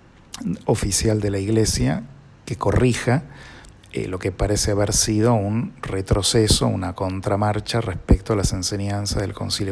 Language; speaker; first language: Spanish; native; Spanish